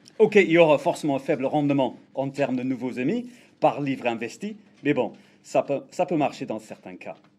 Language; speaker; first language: French; non-native, fluent; English